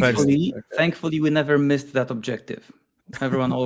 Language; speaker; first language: English; non-native, fluent; Polish